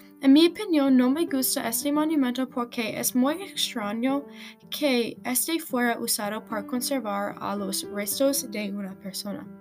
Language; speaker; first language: Spanish; non-native, learner; English